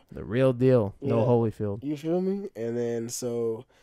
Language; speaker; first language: English; native; English